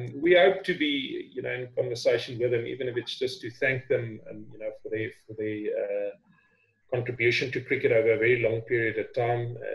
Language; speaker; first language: English; non-native, local second language; Afrikaans